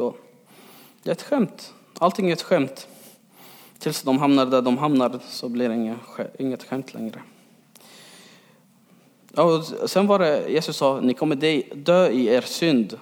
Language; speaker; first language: Swedish; early bilingual, other home language; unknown